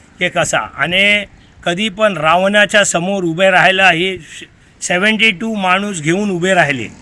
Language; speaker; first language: Marathi; non-native, local second language; Urdu